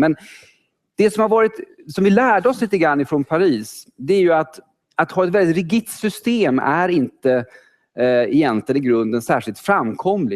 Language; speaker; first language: Swedish; native; Swedish